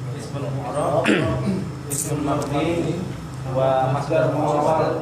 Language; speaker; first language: Arabic; non-native, learner; Indonesian